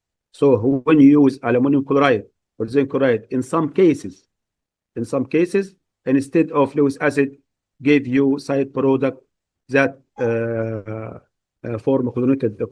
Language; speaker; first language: English; non-native, fluent; Arabic